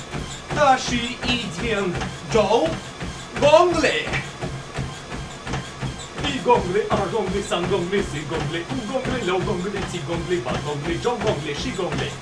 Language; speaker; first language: Chinese; non-native, learner; Russian